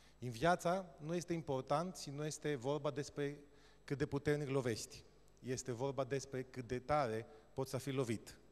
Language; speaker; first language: Romanian; non-native, fluent; Greek